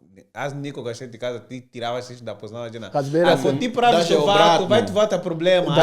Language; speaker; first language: Bulgarian; non-native, learner; Portuguese